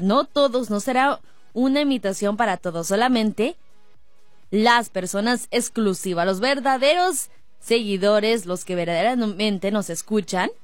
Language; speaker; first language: Spanish; native; Spanish